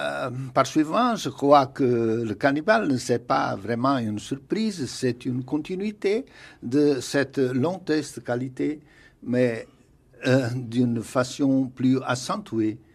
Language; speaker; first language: French; non-native, fluent; Portuguese